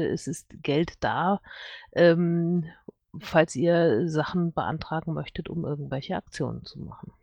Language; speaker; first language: German; native; German